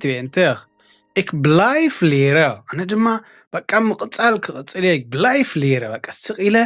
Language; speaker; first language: Dutch; non-native, fluent; Tigrinya